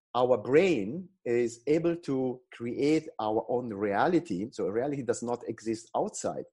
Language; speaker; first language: English; non-native, fluent; Italian